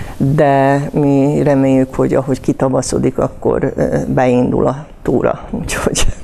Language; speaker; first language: Hungarian; native; Hungarian